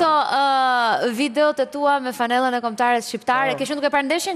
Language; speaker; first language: Albanian; native; Albanian